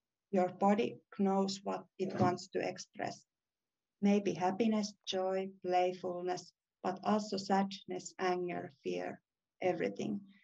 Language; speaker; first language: English; non-native, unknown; Finnish